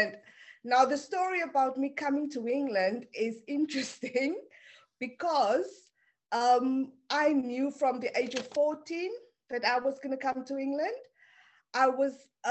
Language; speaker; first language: English; non-native, local second language; Afrikaans